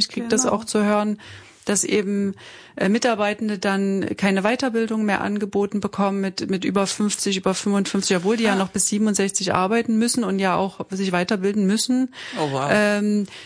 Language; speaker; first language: German; native; German